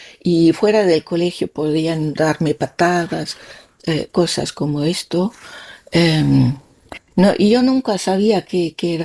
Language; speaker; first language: Spanish; non-native, learner; Danish